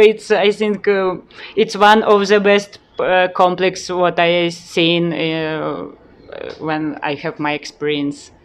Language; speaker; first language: English; non-native, learner; Ukrainian